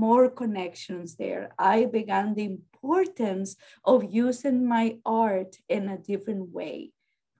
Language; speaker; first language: English; non-native, fluent; Spanish